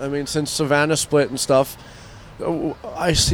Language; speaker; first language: English; native; English